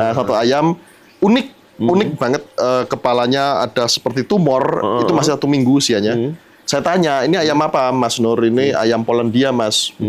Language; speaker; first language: Indonesian; native; Indonesian